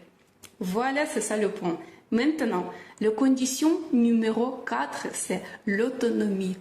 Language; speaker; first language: French; non-native, fluent; Russian